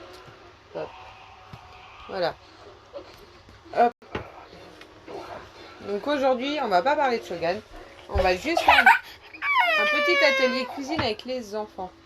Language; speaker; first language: French; native; French